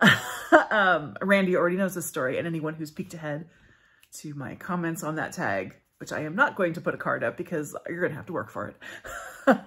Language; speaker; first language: English; native; English